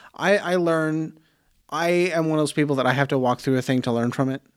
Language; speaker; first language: English; early bilingual, other home language; Plautdietsch